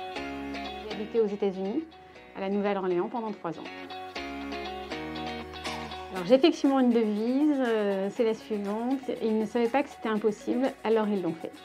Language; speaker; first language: French; native; French